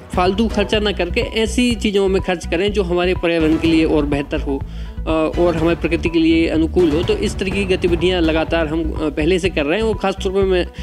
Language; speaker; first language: Hindi; native; Hindi